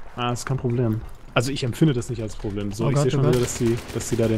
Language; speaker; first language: German; native; German